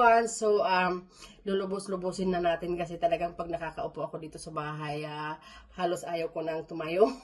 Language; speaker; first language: Filipino; non-native, local second language; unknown